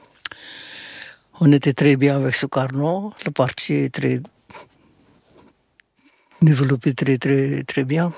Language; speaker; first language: French; non-native, fluent; Indonesian